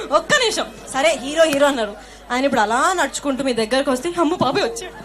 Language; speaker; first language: Telugu; native; Telugu